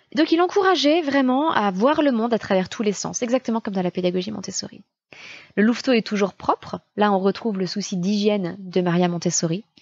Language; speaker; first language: French; native; French